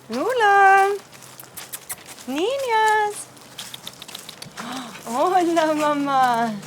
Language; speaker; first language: Spanish; non-native, learner; English